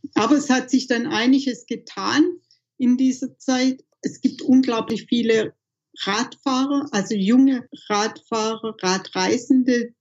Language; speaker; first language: German; native; German